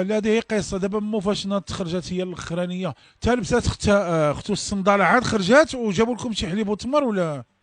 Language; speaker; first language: Arabic; native; Arabic